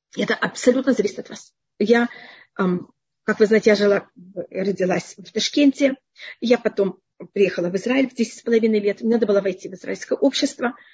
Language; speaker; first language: Russian; native; Russian